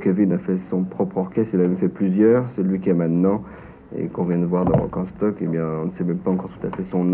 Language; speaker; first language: French; native; French